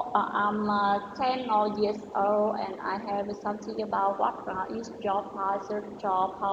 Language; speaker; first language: English; non-native, learner; Vietnamese